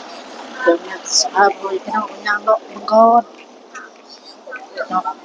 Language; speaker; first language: Thai; non-native, local second language; Northeastern Thai